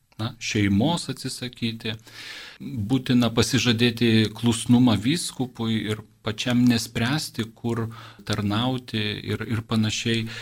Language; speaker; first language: Lithuanian; non-native, local second language; Polish